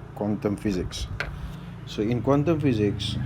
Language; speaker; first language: English; non-native, local second language; Malay